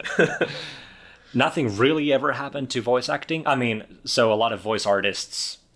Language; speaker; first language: English; non-native, fluent; Finnish